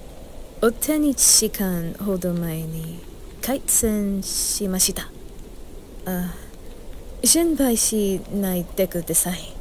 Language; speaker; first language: Japanese; non-native, learner; English